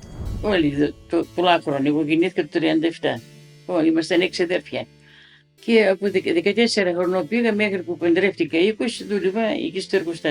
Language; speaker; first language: Greek; native; Greek